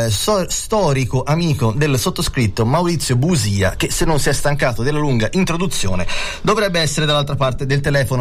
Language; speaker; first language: Italian; native; Italian